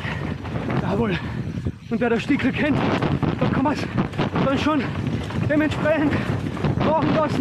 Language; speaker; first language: German; native; German